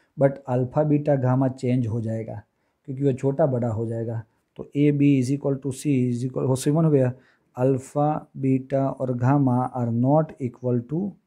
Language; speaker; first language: Hindi; non-native, local second language; Gujarati